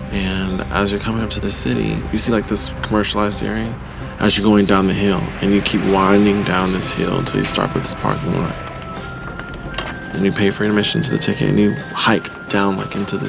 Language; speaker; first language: English; native; English